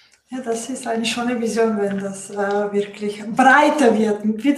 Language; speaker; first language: German; non-native, fluent; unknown